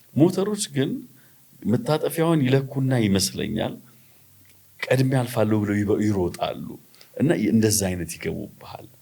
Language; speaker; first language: Amharic; native; Amharic